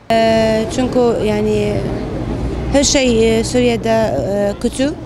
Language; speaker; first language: Turkish; non-native, learner; Arabic